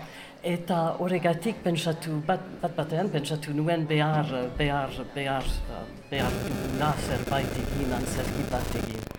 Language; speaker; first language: Basque; non-native, learner; English